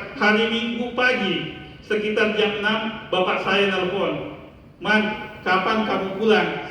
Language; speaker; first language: Indonesian; non-native, local second language; Buginese